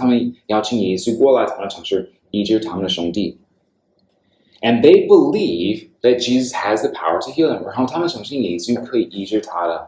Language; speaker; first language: Chinese; non-native, fluent; English